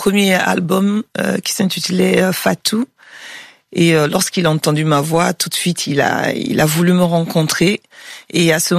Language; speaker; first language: French; non-native, local second language; Bambara